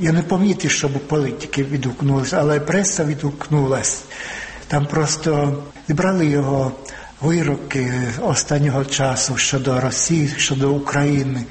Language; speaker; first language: Ukrainian; non-native, fluent; Finnish